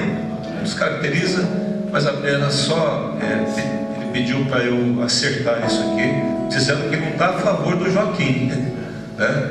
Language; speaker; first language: Portuguese; native; Portuguese